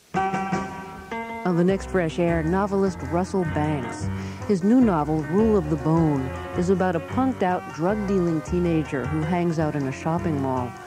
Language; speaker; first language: English; native; English